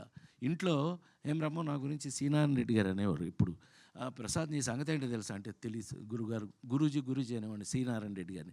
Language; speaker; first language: Telugu; native; Telugu